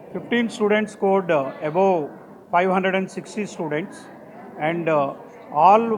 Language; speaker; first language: English; non-native, local second language; Telugu